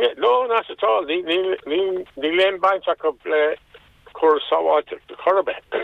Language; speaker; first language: Irish; non-native, local second language; English